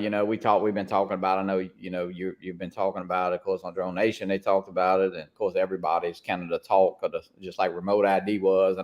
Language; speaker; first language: English; native; English